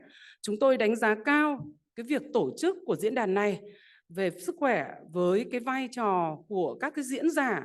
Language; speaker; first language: Vietnamese; native; Vietnamese